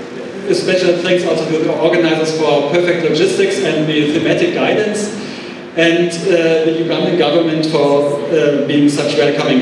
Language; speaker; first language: English; non-native, fluent; German